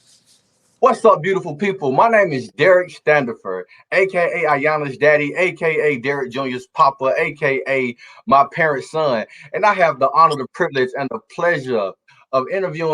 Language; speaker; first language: English; native; English